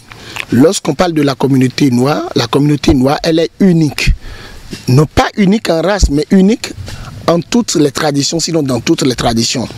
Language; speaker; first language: French; non-native, local second language; Fon